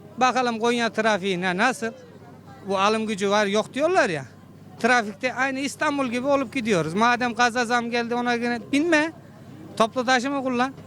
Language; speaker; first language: Turkish; native; Turkish